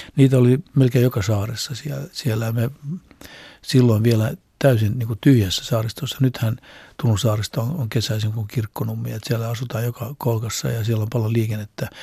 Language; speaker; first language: Finnish; non-native, local second language; Swedish